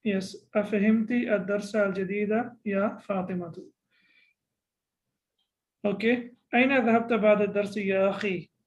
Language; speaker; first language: Arabic; non-native, fluent; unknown